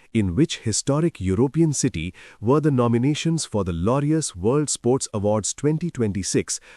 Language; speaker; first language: English; non-native, local second language; Hindi